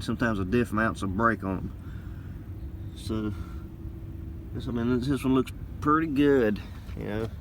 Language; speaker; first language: English; native; English